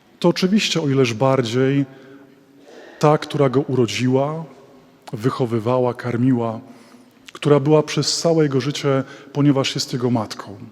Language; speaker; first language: Polish; native; Polish